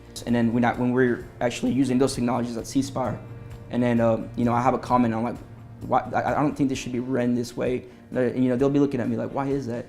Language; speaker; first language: English; early bilingual, other home language; Spanish